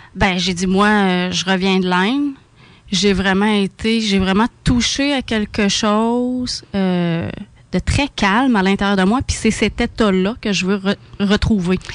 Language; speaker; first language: French; native; French